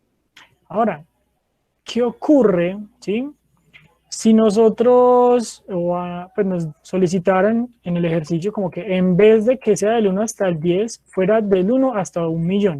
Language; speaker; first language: Spanish; native; Spanish